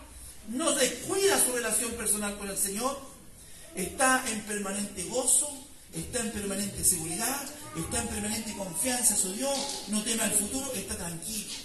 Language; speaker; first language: Spanish; native; Spanish